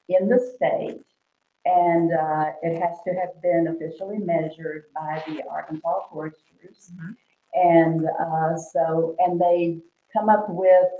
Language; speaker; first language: English; native; English